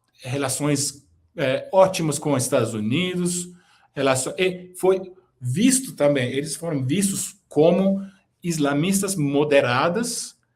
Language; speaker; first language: Portuguese; non-native, fluent; Turkish